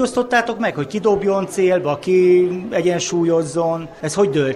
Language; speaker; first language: Hungarian; native; Hungarian